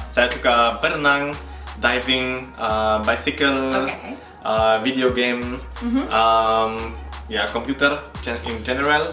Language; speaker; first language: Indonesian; non-native, learner; German